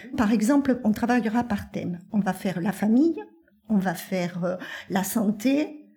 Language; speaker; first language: French; native; French